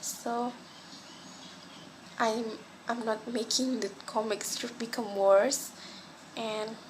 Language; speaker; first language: English; non-native, local second language; Malay